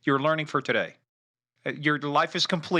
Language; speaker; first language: English; native; English